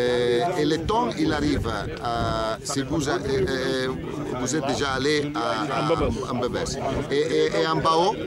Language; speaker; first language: French; non-native, learner; Italian